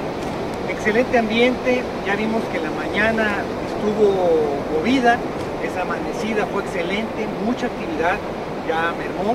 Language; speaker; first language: Spanish; native; Spanish